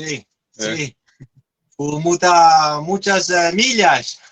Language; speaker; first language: Spanish; non-native, learner; Portuguese